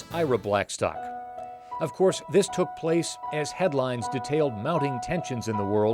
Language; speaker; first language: English; native; English